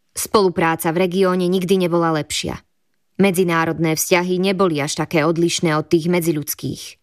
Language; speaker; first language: Slovak; native; Slovak